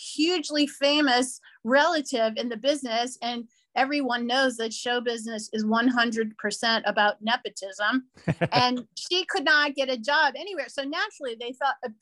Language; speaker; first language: English; native; English